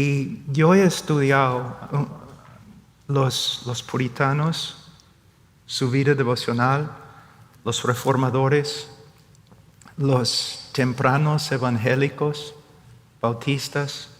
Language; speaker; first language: Spanish; non-native, fluent; English